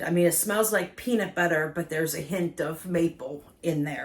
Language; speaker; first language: English; native; English